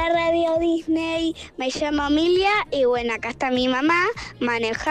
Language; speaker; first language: Spanish; native; Spanish